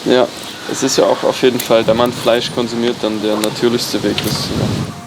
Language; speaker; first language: German; native; German